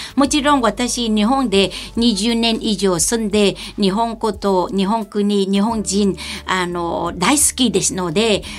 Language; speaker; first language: Japanese; non-native, fluent; Vietnamese